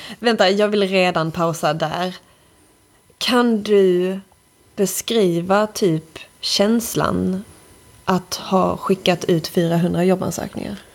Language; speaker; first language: Swedish; native; Swedish